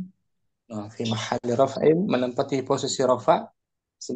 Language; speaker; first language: Indonesian; native; Indonesian